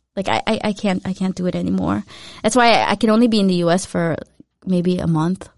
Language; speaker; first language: English; early bilingual, other home language; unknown